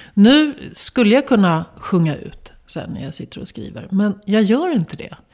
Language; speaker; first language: Swedish; native; Swedish